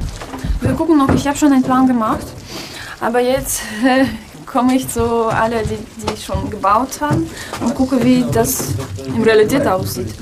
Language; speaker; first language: German; non-native, fluent; Russian